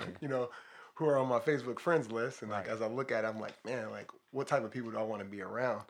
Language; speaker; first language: English; native; English